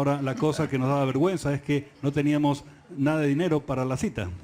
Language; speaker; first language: Spanish; native; Spanish